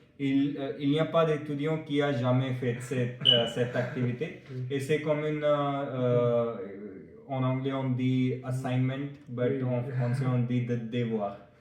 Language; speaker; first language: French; non-native, fluent; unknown